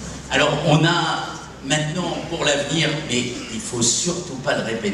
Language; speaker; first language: French; native; French